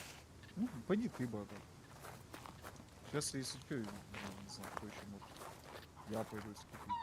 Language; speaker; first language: Russian; native; Russian